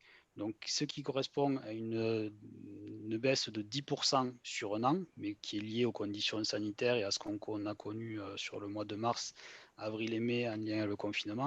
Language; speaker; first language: French; native; French